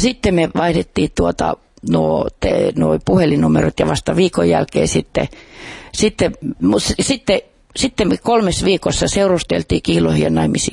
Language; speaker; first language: Finnish; non-native, fluent; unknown